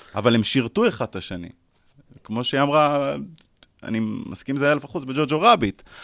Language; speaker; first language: Hebrew; native; Hebrew